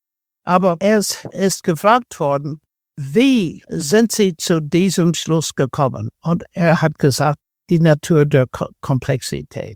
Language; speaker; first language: German; non-native, fluent; English